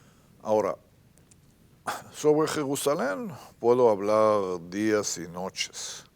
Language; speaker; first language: Spanish; non-native, fluent; Hebrew